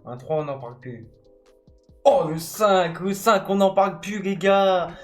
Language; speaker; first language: French; native; French